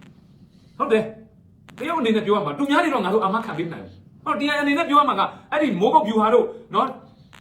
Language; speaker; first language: Burmese; non-native, local second language; Shwe Palaung